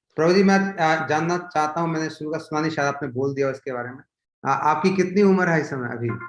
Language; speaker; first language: Hindi; native; Hindi